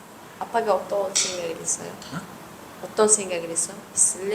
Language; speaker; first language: Korean; non-native, learner; Uzbek